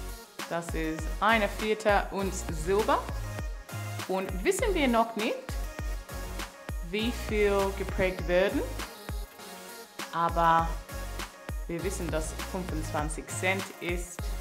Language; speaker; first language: German; non-native, learner; English